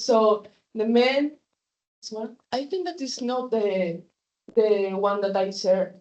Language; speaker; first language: English; non-native, fluent; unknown